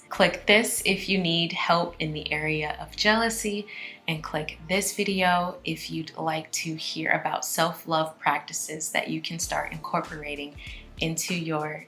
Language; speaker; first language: English; native; English